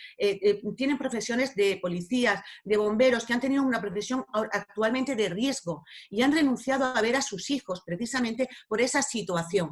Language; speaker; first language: Spanish; native; Spanish